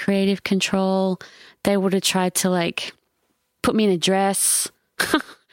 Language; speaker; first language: English; native; English